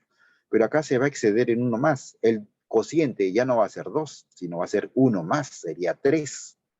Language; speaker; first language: Spanish; native; Spanish